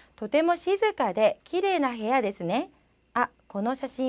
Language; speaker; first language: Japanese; non-native, fluent; Korean